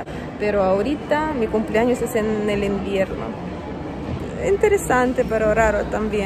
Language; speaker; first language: Spanish; non-native, fluent; Russian